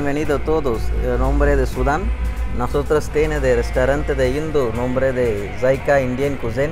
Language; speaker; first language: Spanish; non-native, learner; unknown